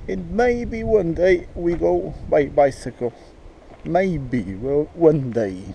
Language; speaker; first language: English; non-native, learner; Portuguese